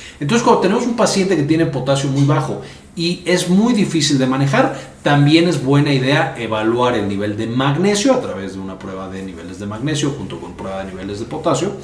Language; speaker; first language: Spanish; native; Spanish